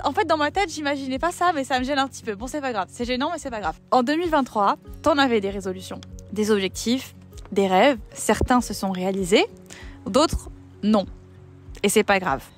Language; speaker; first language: French; native; French